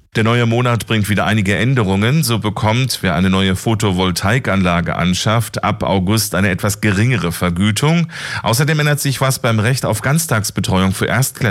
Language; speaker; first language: German; native; German